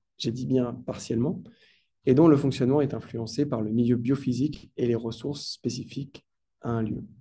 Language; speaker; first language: French; native; French